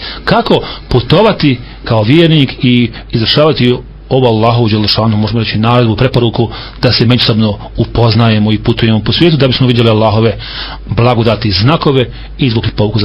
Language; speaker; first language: Serbian; native; Serbian